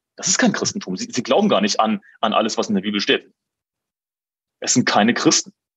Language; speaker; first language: German; native; German